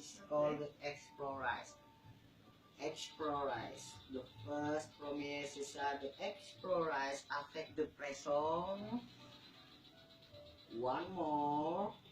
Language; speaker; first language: English; non-native, learner; Indonesian